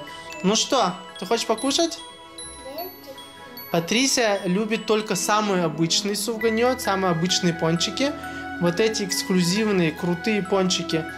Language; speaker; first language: Russian; native; Russian